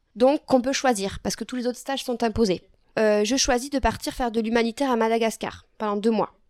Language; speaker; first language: French; native; French